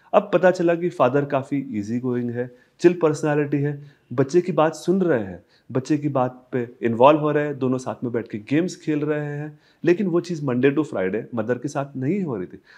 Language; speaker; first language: Hindi; native; Hindi